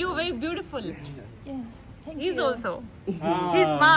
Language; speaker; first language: English; non-native, local second language; Hindi